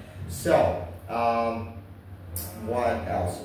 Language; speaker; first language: English; non-native, learner; Vietnamese